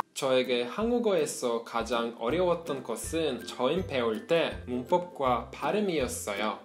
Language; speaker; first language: Korean; non-native, learner; Norwegian